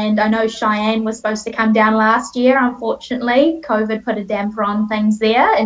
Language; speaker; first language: English; native; English